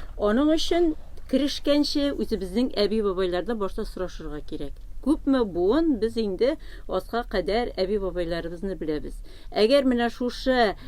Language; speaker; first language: Tatar; native; Tatar